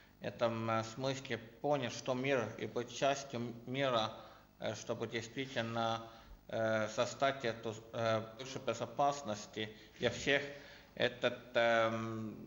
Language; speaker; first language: Russian; non-native, learner; Estonian